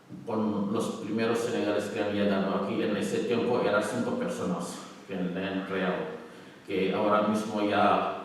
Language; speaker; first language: Spanish; non-native, learner; Wolof